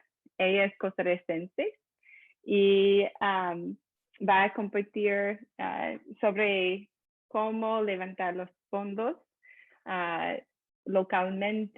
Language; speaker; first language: Spanish; non-native, fluent; English